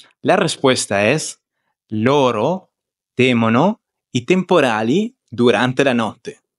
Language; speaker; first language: Italian; non-native, fluent; Spanish